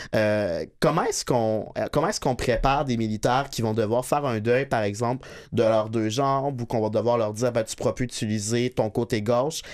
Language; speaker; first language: French; native; French